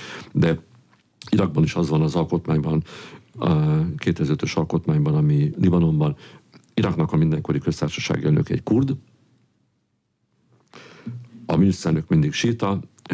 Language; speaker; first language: Hungarian; native; Hungarian